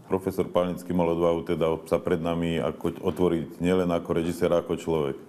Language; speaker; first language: Slovak; native; Slovak